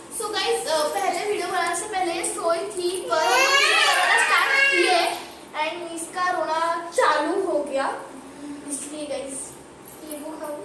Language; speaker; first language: Hindi; non-native, local second language; Marathi